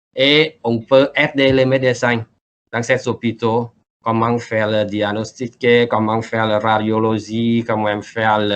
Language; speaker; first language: French; non-native, learner; Vietnamese